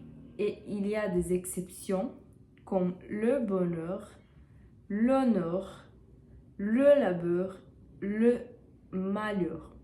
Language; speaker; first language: French; non-native, learner; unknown